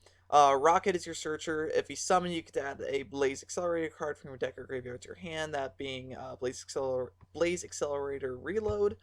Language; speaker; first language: English; native; English